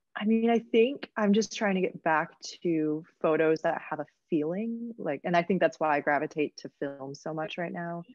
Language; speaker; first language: English; native; English